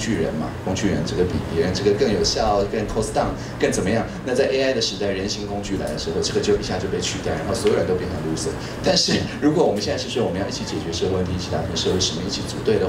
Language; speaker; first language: Chinese; native; Chinese